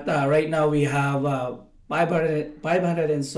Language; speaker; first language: English; non-native, local second language; Filipino